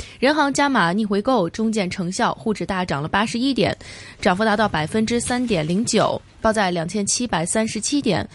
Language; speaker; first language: Chinese; non-native, local second language; Cantonese